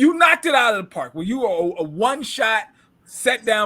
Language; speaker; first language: English; native; English